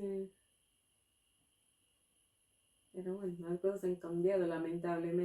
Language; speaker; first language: Spanish; non-native, fluent; English